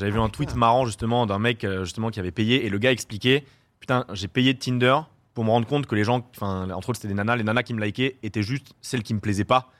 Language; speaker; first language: French; native; French